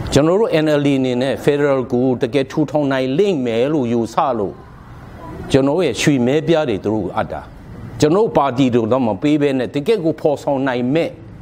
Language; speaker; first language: Burmese; non-native, local second language; Hakha Chin